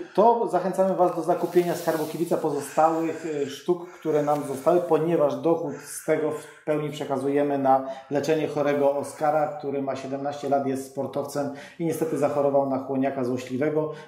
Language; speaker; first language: Polish; native; Polish